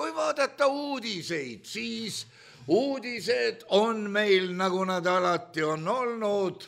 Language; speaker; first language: Estonian; native; Estonian